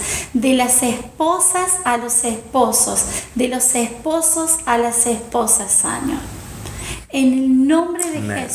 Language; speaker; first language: Spanish; native; Spanish